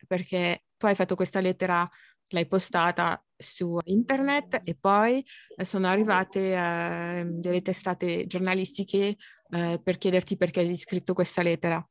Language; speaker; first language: Italian; non-native, fluent; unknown